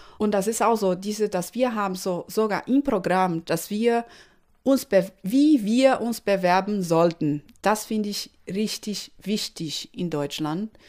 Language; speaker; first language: German; non-native, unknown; Portuguese